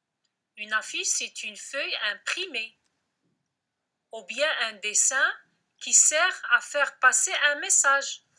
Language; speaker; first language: French; non-native, local second language; Arabic